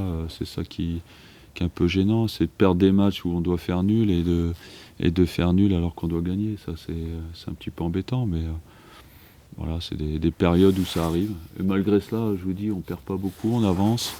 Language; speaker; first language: French; native; French